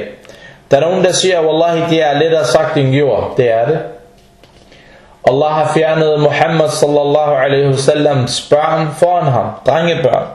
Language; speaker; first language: Danish; non-native, fluent; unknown